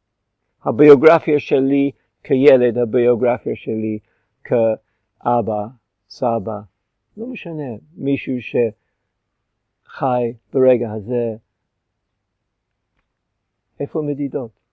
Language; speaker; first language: Hebrew; non-native, fluent; English